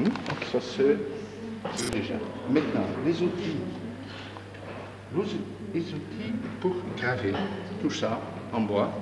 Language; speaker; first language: French; non-native, fluent; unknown